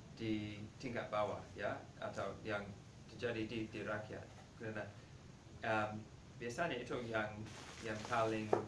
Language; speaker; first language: Indonesian; non-native, fluent; English